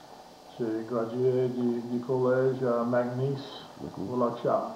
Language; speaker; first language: French; native; French